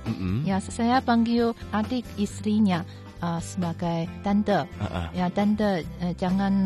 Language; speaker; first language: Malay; non-native, fluent; Chinese